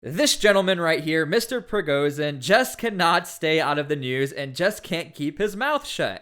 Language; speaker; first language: English; native; English